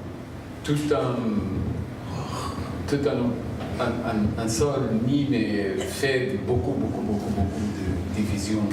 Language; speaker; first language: French; non-native, fluent; Portuguese